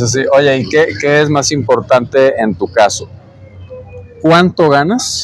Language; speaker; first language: Spanish; native; Spanish